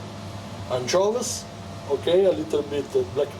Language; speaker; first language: English; non-native, learner; Italian